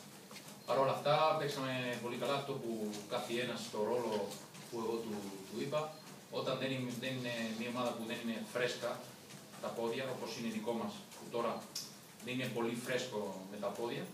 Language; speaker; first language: Greek; non-native, learner; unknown